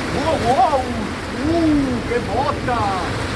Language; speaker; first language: Italian; native; Italian